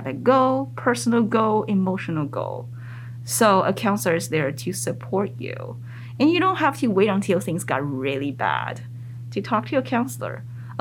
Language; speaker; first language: English; non-native, fluent; Chinese